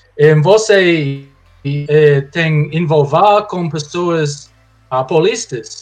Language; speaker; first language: Portuguese; non-native, learner; English